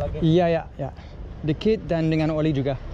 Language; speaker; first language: Indonesian; non-native, learner; English